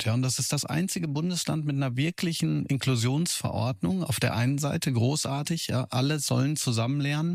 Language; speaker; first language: German; native; German